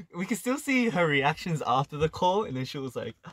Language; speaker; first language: English; early bilingual, other home language; Korean